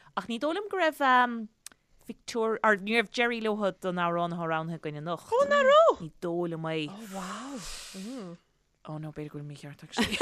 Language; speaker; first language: Irish; native; Irish